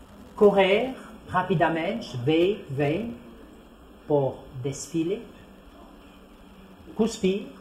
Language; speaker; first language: Portuguese; non-native, fluent; French